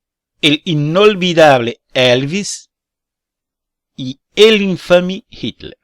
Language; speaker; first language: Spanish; non-native, learner; Portuguese